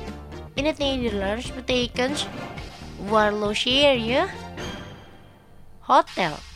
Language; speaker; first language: Dutch; non-native, learner; Indonesian